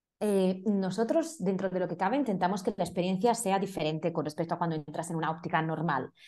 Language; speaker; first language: Spanish; non-native, fluent; Italian